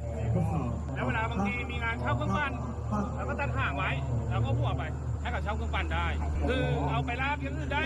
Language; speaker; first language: Thai; native; Thai